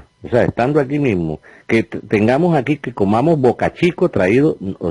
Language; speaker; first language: Spanish; native; Spanish